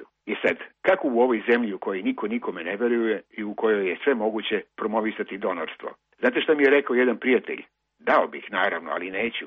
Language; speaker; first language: Croatian; native; Croatian